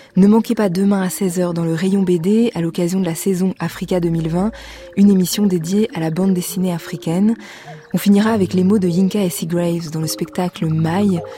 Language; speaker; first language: French; native; French